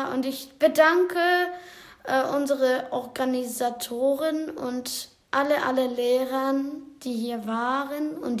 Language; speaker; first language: German; non-native, learner; Ukrainian